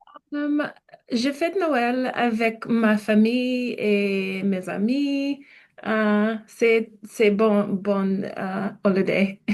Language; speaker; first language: French; non-native, learner; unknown